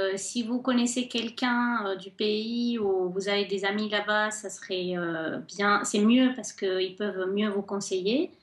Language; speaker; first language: French; non-native, fluent; Spanish